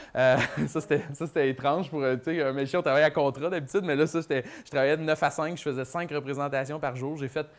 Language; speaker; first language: French; native; French